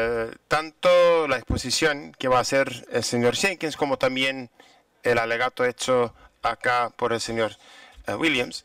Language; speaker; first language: Spanish; non-native, fluent; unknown